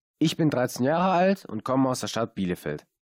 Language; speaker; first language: German; native; German